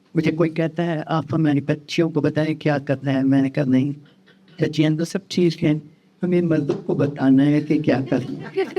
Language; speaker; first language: Urdu; native; Urdu